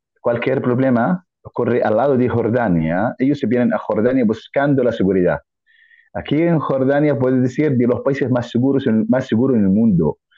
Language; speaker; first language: Spanish; non-native, fluent; Arabic